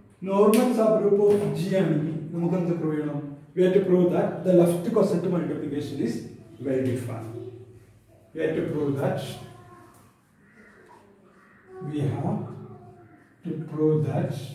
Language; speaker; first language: English; non-native, local second language; Malayalam